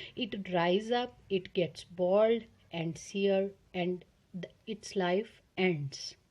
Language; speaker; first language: English; non-native, local second language; Punjabi